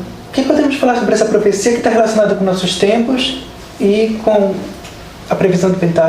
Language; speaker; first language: Portuguese; native; Portuguese